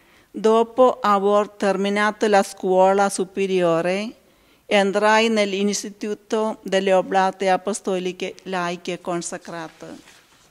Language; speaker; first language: Italian; non-native, fluent; Malayalam